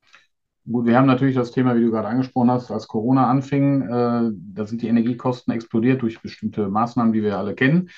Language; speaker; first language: German; native; German